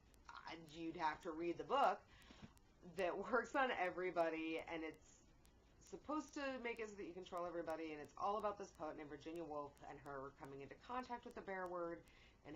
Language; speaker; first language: English; native; English